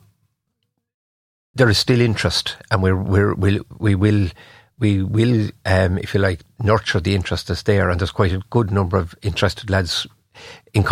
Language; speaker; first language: English; native; English